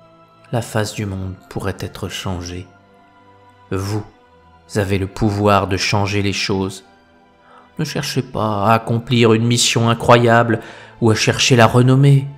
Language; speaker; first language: French; native; French